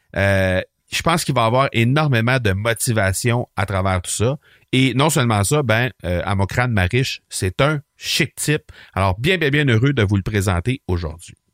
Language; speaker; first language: French; native; French